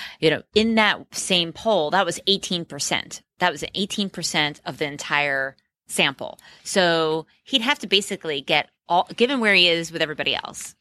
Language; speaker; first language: English; native; English